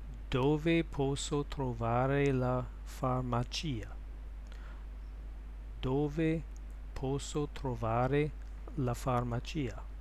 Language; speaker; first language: Italian; non-native, learner; English